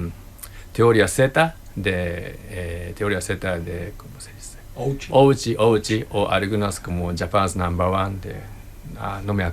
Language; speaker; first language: Spanish; non-native, learner; Japanese